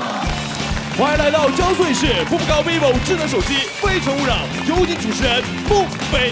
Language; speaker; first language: Chinese; native; Chinese